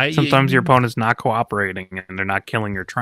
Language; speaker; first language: English; native; English